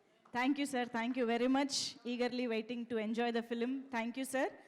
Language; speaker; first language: Telugu; native; Telugu